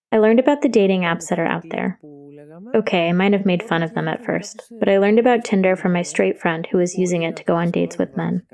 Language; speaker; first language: English; non-native, fluent; Greek